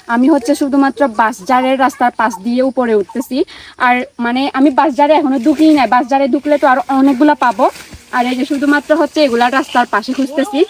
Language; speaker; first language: Bangla; non-native, local second language; Chakma